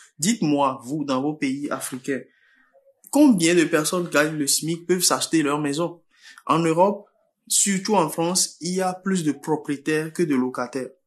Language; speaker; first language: French; non-native, local second language; Fon